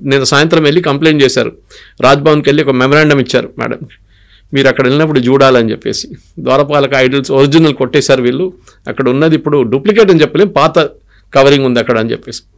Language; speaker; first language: Telugu; non-native, local second language; Malayalam